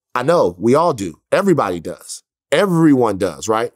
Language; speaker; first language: English; native; English